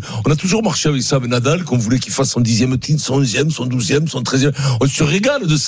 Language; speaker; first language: French; native; French